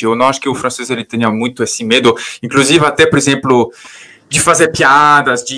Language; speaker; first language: Portuguese; non-native, fluent; French